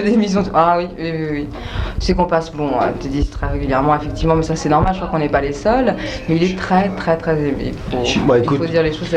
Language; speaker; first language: French; native; French